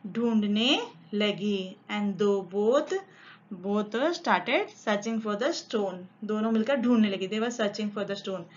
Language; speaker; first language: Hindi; non-native, local second language; Telugu